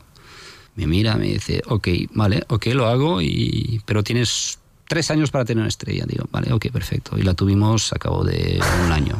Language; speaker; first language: Spanish; non-native, fluent; French